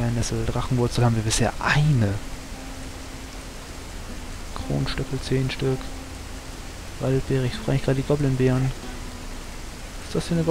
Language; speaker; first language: German; native; German